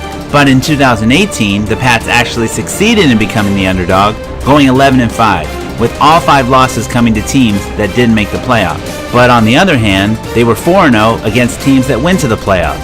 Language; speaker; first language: English; native; English